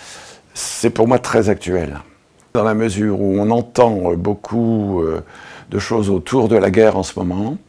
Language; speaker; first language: French; native; French